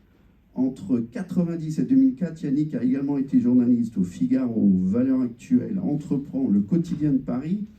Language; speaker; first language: French; native; French